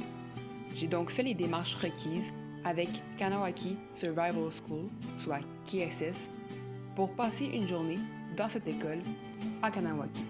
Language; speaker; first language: French; native; French